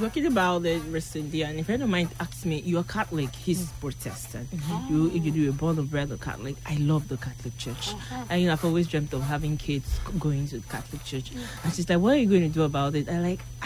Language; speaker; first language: English; non-native, local second language; Igbo